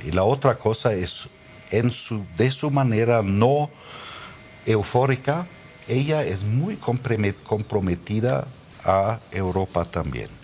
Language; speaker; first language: Spanish; non-native, fluent; German